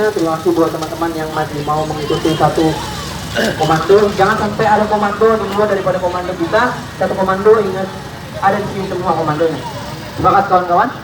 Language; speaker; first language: Indonesian; native; Indonesian